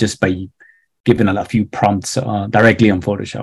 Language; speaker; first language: English; non-native, fluent; Spanish